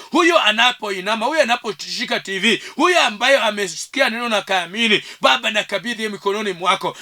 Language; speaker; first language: Swahili; non-native, local second language; Luo (Kenya and Tanzania)